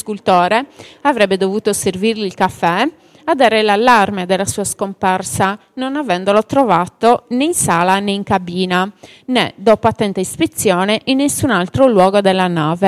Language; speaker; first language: Italian; native; Italian